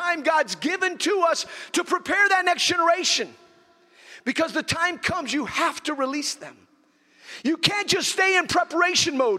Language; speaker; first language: English; native; English